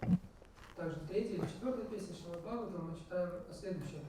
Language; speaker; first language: Russian; native; Russian